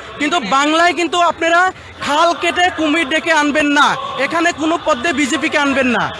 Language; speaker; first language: Bangla; native; Bangla